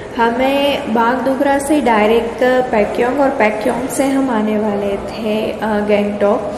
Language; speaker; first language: Hindi; non-native, local second language; Gujarati